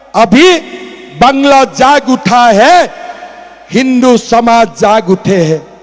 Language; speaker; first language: Hindi; non-native, local second language; Assamese